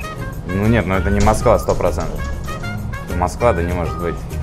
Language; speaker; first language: Russian; native; Russian